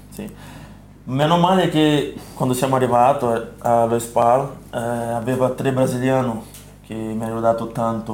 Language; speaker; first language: Italian; non-native, fluent; Portuguese